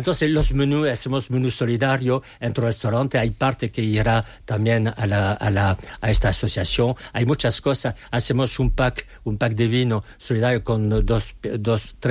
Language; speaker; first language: Spanish; non-native, fluent; French